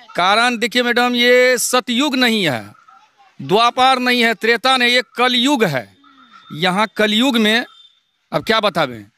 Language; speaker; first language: Hindi; native; Hindi